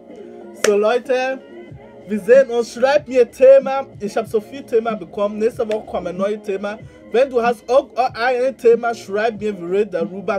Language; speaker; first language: German; non-native, learner; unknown